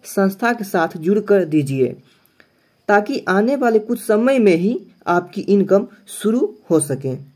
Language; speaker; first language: Hindi; native; Hindi